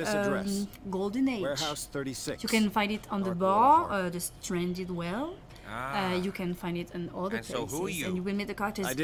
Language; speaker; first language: English; non-native, fluent; French